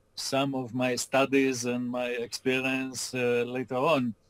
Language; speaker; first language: English; non-native, fluent; Hebrew